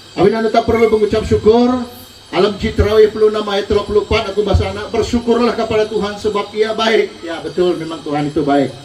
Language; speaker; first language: Malay; non-native, local second language; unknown